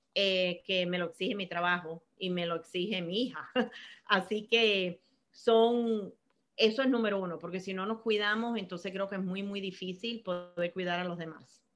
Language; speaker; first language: Spanish; early bilingual, heritage; Spanish